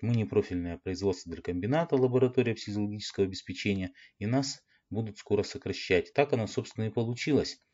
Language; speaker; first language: Russian; native; Russian